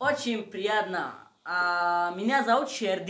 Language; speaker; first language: Russian; non-native, fluent; Tajik